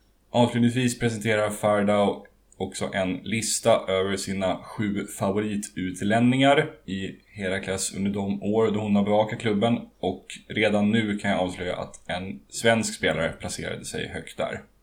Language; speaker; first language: Swedish; native; Swedish